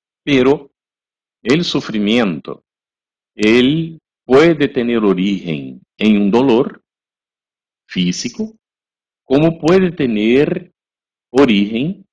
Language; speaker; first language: Spanish; non-native, fluent; Portuguese